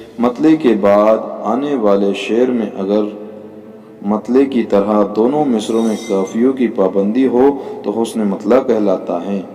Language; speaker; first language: Urdu; native; Urdu